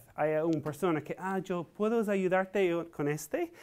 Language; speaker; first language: Spanish; non-native, fluent; English